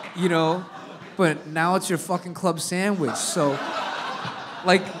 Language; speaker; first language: English; native; English